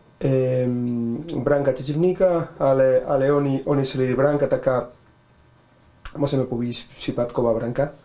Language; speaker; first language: Polish; non-native, learner; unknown